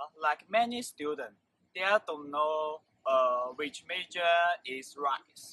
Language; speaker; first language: English; non-native, learner; Chinese